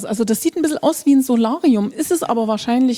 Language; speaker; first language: German; native; German